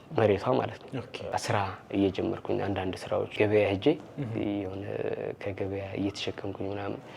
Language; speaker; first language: Amharic; non-native, local second language; Tigrinya